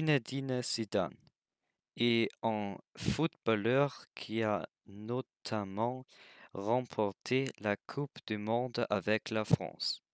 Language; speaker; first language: French; non-native, learner; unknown